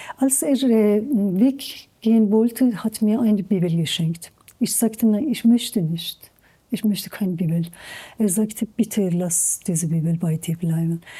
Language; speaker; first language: German; non-native, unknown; Persian